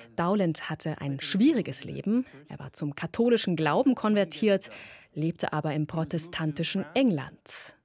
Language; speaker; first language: German; native; German